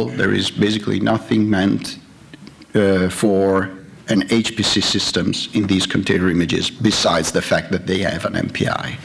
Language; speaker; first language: English; non-native, fluent; Italian